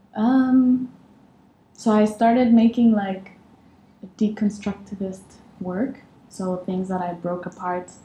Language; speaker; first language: English; non-native, fluent; Arabic